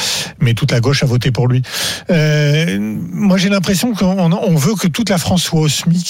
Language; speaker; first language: French; native; French